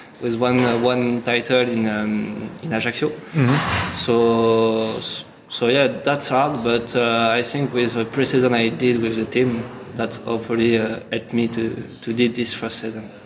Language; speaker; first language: English; non-native, learner; French